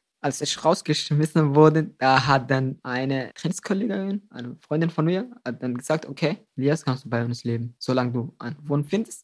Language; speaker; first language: German; non-native, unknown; Somali